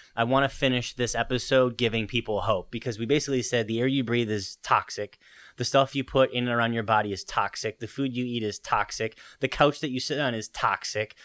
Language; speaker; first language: English; early bilingual, other home language; Italian